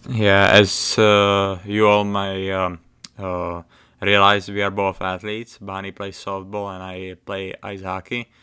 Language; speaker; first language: English; non-native, fluent; Czech